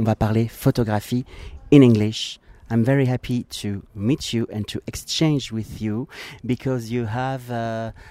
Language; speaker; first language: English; non-native, fluent; French